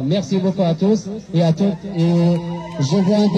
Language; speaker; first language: French; non-native, learner; Arabic